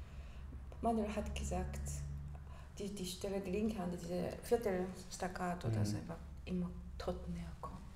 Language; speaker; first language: German; non-native, fluent; Korean